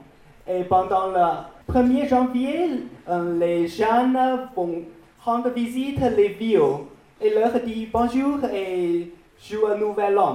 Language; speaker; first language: French; non-native, learner; Chinese